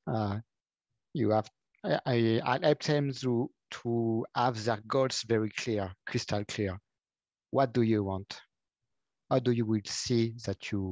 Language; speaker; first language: English; non-native, fluent; French